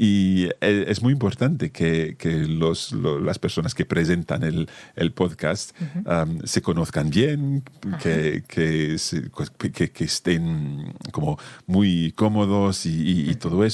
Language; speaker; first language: Spanish; non-native, fluent; English